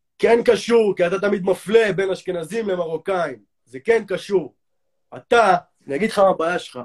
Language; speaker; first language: Hebrew; native; Hebrew